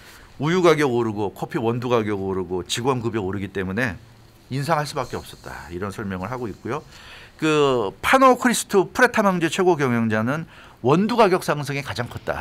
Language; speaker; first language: Korean; native; Korean